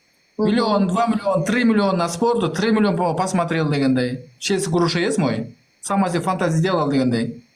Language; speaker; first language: Russian; non-native, learner; Kyrgyz